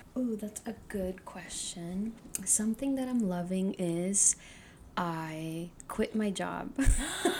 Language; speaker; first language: English; early bilingual, other home language; Spanish